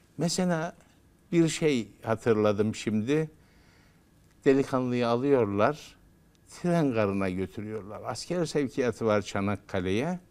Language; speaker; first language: Turkish; native; Turkish